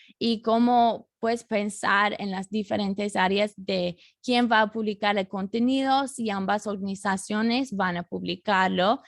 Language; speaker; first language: Spanish; non-native, fluent; English